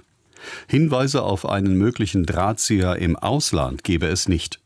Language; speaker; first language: German; native; German